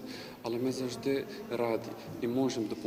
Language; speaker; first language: Ukrainian; non-native, fluent; Arabic